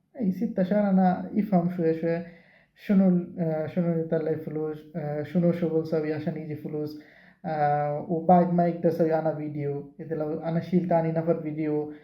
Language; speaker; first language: Arabic; non-native, learner; Bangla